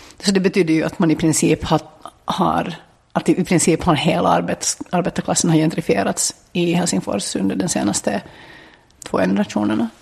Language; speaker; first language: Swedish; native; Swedish